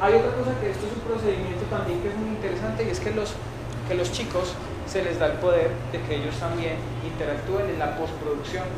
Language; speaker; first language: Spanish; native; Spanish